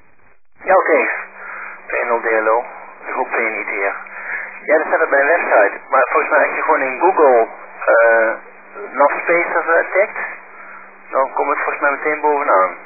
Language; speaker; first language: Dutch; native; Dutch